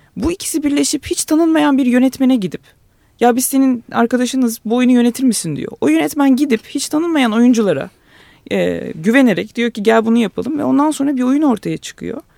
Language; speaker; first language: Turkish; native; Turkish